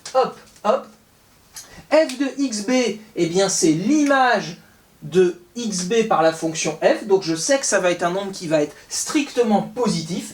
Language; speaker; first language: French; native; French